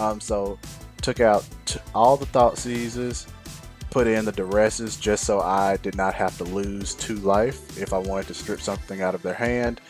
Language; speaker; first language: English; native; English